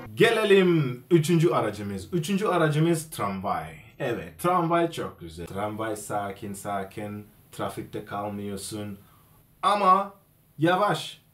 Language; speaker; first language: Turkish; non-native, fluent; Swahili